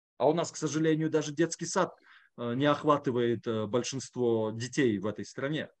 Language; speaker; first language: Russian; native; Russian